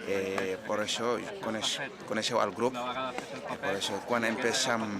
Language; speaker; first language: Catalan; non-native, learner; Spanish